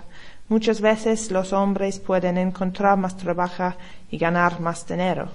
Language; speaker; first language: Spanish; non-native, learner; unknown